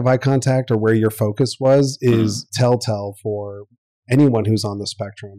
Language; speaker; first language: English; native; English